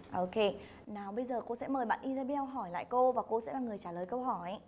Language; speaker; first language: Vietnamese; native; Vietnamese